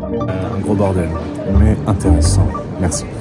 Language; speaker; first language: French; native; French